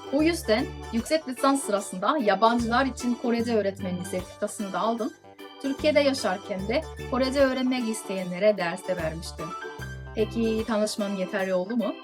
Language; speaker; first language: Turkish; non-native, fluent; Korean